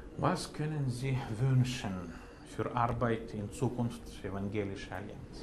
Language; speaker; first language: German; non-native, learner; Ukrainian